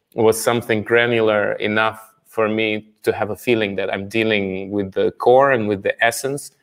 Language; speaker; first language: English; non-native, fluent; Russian